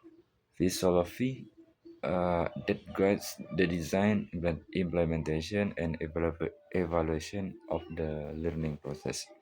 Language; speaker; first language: English; non-native, learner; Indonesian